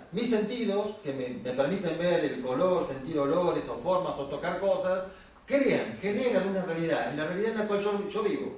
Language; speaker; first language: Spanish; native; Spanish